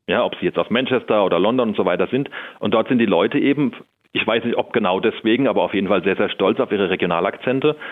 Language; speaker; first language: German; native; German